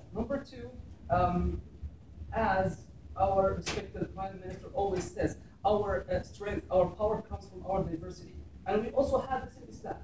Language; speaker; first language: English; non-native, fluent; Arabic